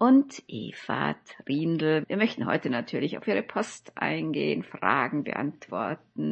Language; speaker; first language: German; native; German